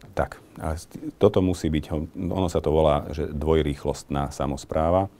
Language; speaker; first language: Slovak; non-native, local second language; Hungarian